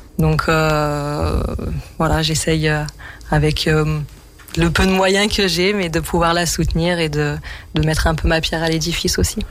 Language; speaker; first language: French; native; French